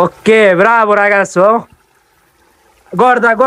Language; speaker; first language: Italian; non-native, learner; Bangla